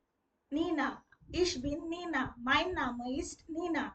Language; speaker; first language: German; non-native, fluent; Hindi